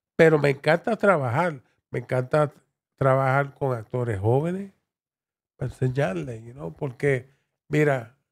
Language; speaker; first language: Spanish; early bilingual, heritage; Spanish